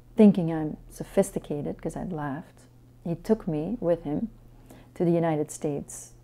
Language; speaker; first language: English; non-native, fluent; French